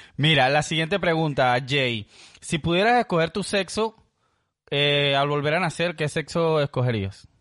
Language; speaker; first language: Spanish; native; Spanish